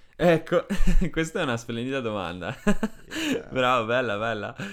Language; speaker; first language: Italian; early bilingual, other home language; Spanish